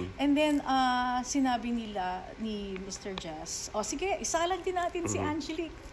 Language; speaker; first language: Filipino; native; Filipino